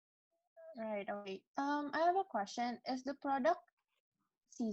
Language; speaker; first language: English; non-native, learner; Indonesian